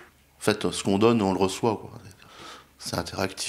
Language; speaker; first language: French; native; French